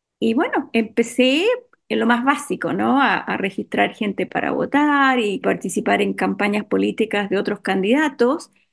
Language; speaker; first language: Spanish; native; Spanish